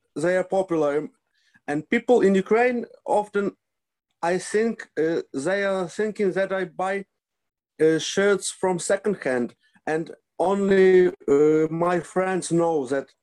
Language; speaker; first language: English; non-native, learner; Ukrainian